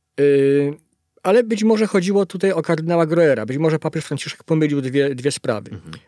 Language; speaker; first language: Polish; native; Polish